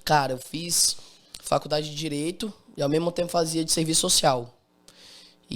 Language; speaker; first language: Portuguese; native; Portuguese